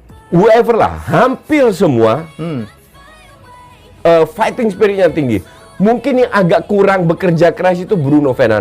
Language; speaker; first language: Indonesian; native; Indonesian